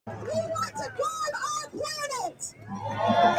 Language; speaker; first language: English; native; English